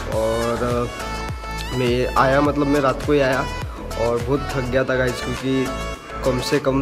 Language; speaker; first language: Hindi; non-native, local second language; Marathi